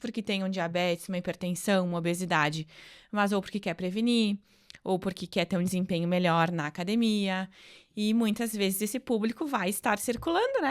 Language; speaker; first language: Portuguese; native; Portuguese